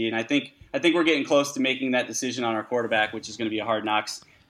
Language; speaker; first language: English; native; English